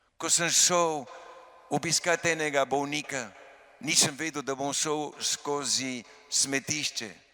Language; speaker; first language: Slovenian; early bilingual, heritage; Slovenian